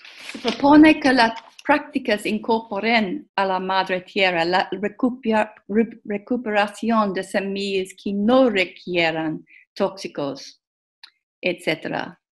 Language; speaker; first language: Spanish; non-native, learner; English